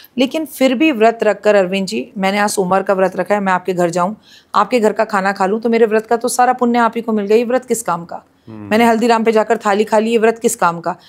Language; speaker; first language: Hindi; native; Hindi